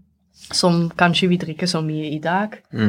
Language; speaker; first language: Norwegian; non-native, fluent; Dutch